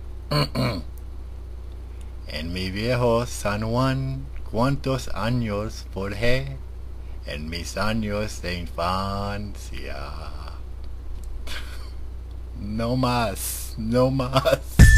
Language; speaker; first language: Spanish; early bilingual, heritage; Spanish